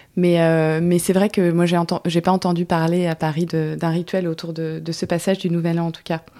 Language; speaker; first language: French; native; French